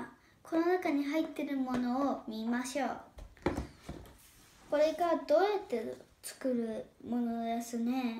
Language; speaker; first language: Japanese; early bilingual, heritage; Japanese